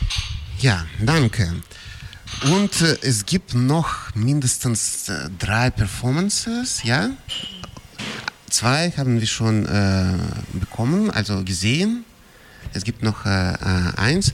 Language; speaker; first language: German; non-native, fluent; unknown